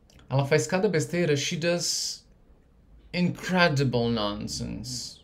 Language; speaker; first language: Portuguese; native; Portuguese